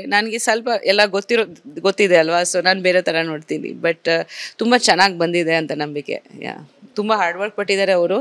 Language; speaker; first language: Kannada; non-native, fluent; Bangla